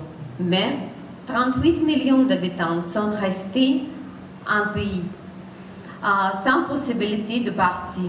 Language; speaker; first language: French; non-native, fluent; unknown